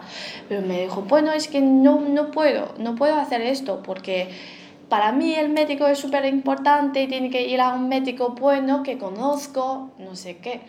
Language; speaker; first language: Spanish; non-native, fluent; Chinese